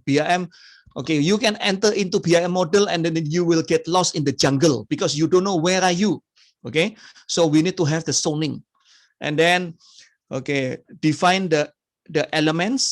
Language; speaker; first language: English; non-native, fluent; Indonesian